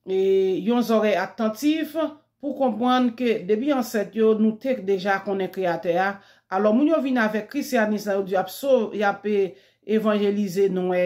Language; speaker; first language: French; non-native, local second language; Haitian Creole